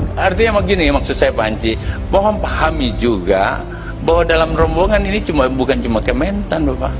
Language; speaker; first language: Indonesian; native; Indonesian